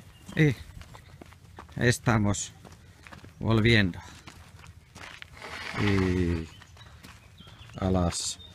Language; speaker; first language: Spanish; non-native, learner; Finnish